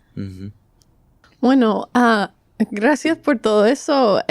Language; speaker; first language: Spanish; non-native, fluent; English